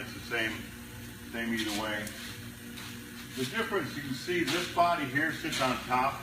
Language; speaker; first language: English; native; English